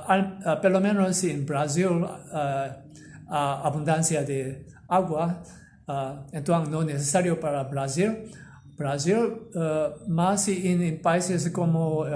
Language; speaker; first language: Portuguese; non-native, learner; Korean